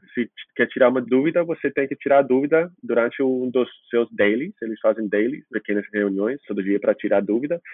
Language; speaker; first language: Portuguese; non-native, fluent; English